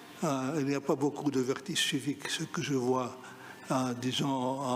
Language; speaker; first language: French; non-native, fluent; Greek